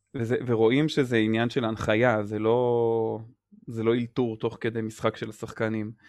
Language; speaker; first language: Hebrew; native; Hebrew